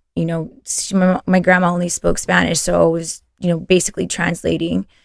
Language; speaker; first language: English; early bilingual, other home language; Spanish